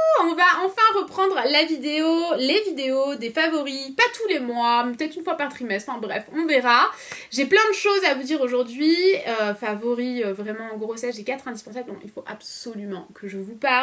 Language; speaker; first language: French; native; French